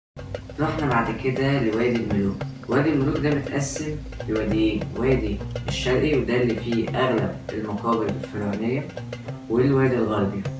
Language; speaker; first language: Arabic; native; Arabic